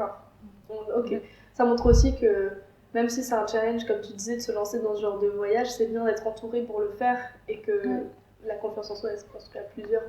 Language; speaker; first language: French; native; French